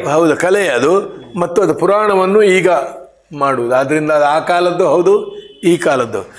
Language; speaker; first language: Kannada; non-native, local second language; Marathi